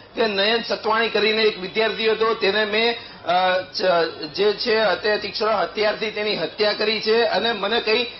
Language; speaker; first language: Gujarati; native; Gujarati